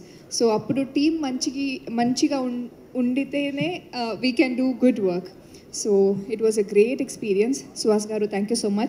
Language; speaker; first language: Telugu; non-native, learner; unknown